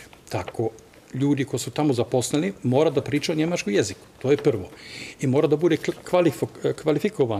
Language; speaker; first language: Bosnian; non-native, fluent; German